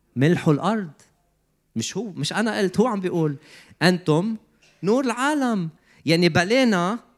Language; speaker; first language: Arabic; native; Arabic